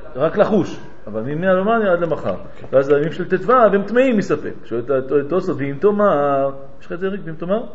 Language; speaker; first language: Hebrew; non-native, fluent; French